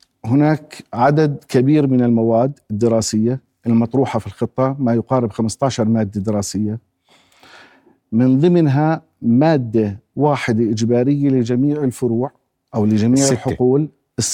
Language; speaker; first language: Arabic; native; Arabic